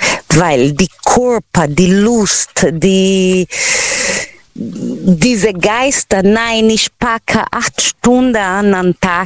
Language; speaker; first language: German; non-native, learner; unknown